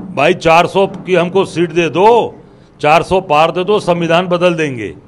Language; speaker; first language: Hindi; native; Hindi